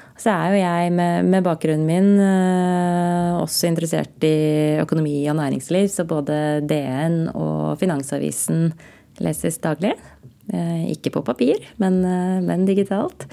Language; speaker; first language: Norwegian; native; Norwegian